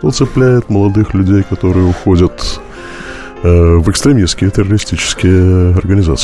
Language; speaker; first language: Russian; native; Russian